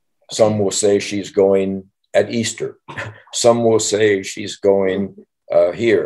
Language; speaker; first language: English; native; English